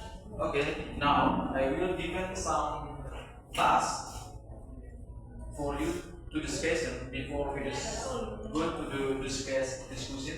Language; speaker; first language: English; non-native, learner; Indonesian